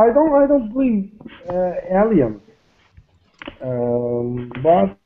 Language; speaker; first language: English; non-native, learner; Turkish